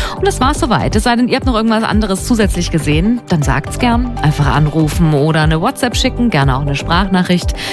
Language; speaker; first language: German; native; German